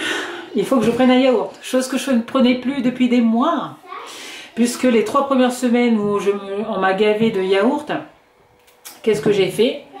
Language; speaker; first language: French; native; French